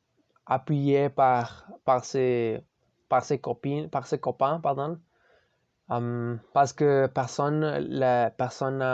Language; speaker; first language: French; non-native, learner; Spanish